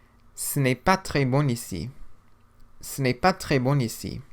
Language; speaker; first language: French; non-native, fluent; English